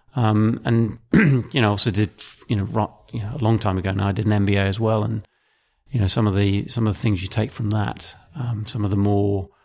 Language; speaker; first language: English; native; English